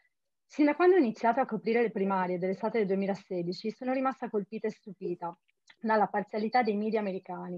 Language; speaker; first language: Italian; native; Italian